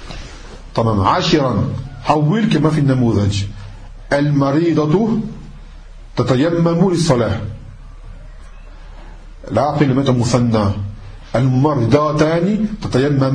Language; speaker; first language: Arabic; non-native, fluent; French